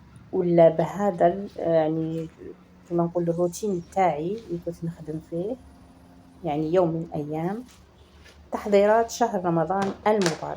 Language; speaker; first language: Arabic; native; Arabic